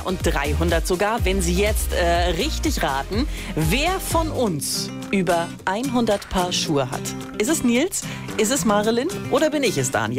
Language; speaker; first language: German; native; German